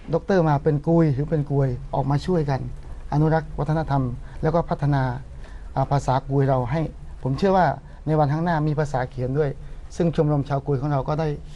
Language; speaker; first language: Thai; non-native, local second language; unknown